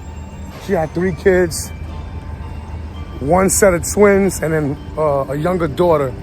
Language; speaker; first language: English; native; English